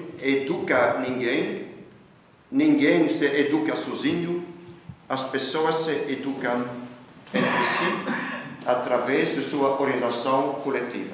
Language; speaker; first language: Portuguese; non-native, fluent; Dutch